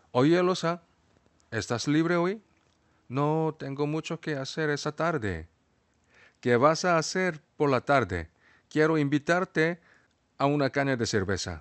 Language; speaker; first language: Spanish; non-native, fluent; Korean